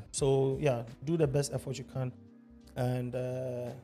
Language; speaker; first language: English; non-native, local second language; Akan